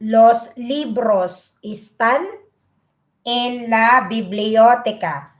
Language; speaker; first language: Spanish; non-native, learner; Filipino